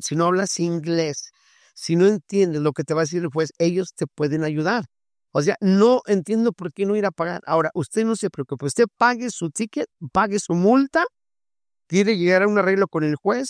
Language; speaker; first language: Spanish; native; Spanish